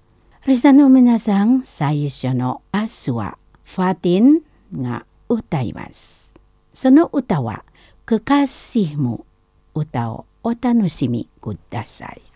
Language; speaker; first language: Japanese; non-native, learner; Indonesian